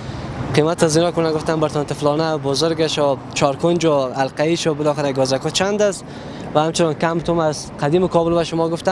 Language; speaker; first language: Persian; native; Persian